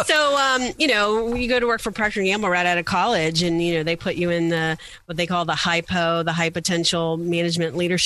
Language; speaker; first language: English; native; English